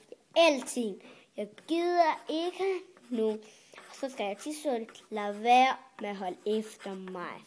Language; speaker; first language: Danish; early bilingual, other home language; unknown